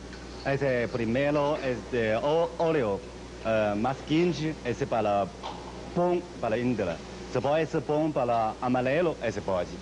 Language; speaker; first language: Portuguese; non-native, learner; Chinese